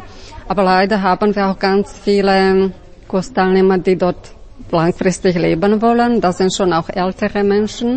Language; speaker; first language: German; non-native, fluent; Slovak